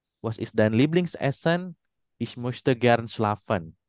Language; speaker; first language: German; non-native, fluent; Indonesian